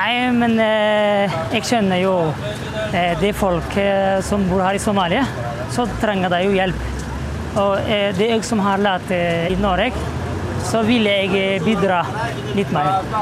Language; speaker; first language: Norwegian; non-native, local second language; Somali